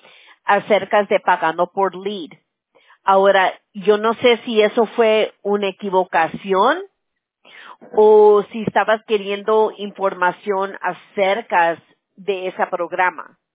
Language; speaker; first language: Spanish; early bilingual, other home language; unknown